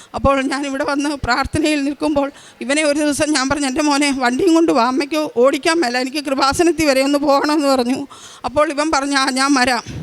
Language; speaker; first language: Malayalam; native; Malayalam